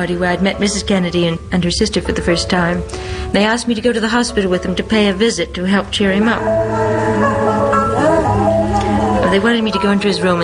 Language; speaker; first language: English; native; English